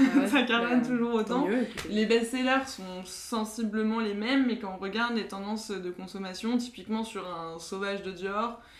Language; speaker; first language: French; native; French